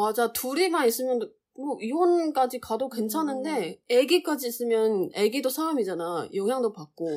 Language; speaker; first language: Korean; non-native, learner; Chinese